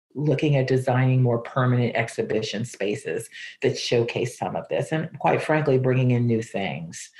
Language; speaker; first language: English; native; English